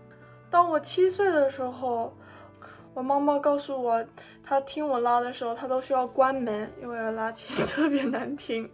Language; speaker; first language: Chinese; early bilingual, heritage; Chinese